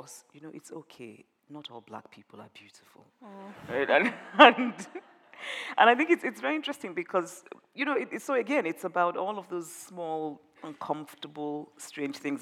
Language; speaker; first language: English; non-native, local second language; Igbo